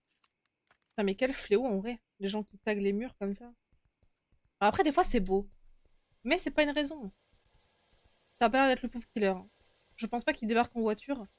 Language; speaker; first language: French; native; French